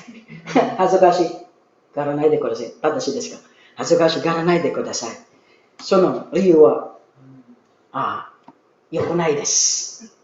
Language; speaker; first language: Japanese; non-native, learner; Filipino